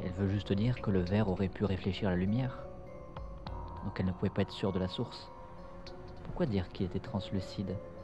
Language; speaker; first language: French; native; French